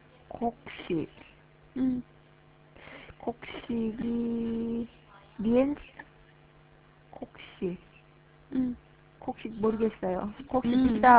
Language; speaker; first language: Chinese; non-native, learner; Korean